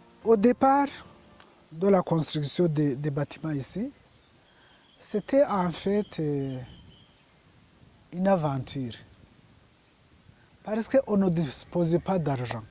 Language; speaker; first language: French; non-native, local second language; Kinyarwanda